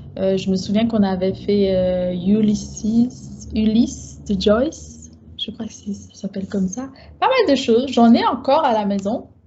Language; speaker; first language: French; native; French